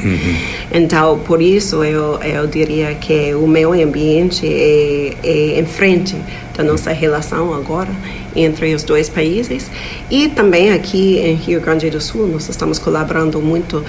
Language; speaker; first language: Portuguese; non-native, fluent; English